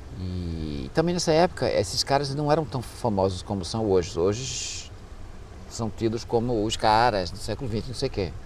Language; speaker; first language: Portuguese; early bilingual, other home language; English